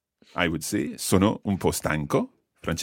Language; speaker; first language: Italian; non-native, fluent; English